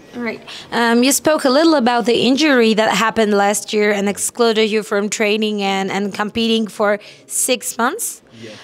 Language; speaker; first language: English; non-native, fluent; Polish